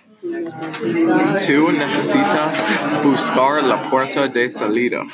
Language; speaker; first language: Spanish; non-native, learner; English